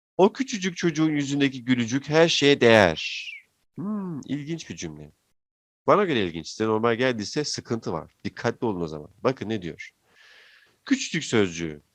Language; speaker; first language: Turkish; native; Turkish